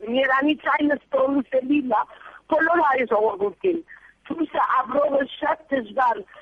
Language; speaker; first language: Armenian; early bilingual, heritage; Armenian